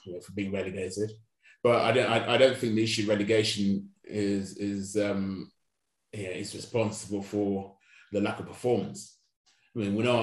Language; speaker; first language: English; non-native, local second language; Yoruba